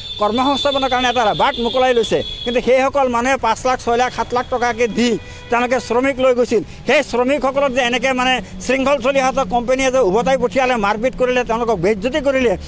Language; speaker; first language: Assamese; non-native, local second language; Bangla